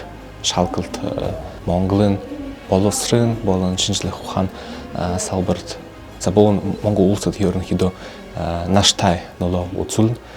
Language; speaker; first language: Mongolian; non-native, learner; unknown